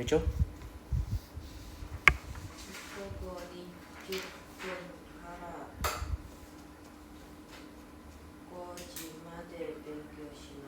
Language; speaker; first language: Japanese; non-native, learner; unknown